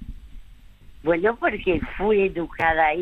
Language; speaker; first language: Spanish; early bilingual, other home language; French